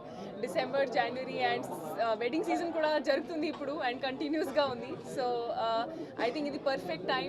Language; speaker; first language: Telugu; non-native, fluent; Hindi